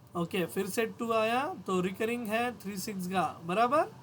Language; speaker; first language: Hindi; non-native, local second language; Marathi